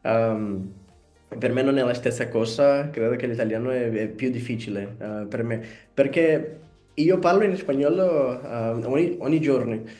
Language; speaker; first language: Italian; non-native, learner; Spanish